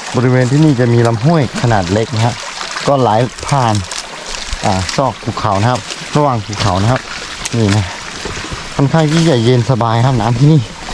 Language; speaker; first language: Thai; non-native, local second language; Karen languages